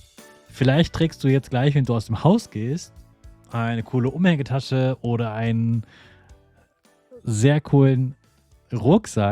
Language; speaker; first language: German; native; German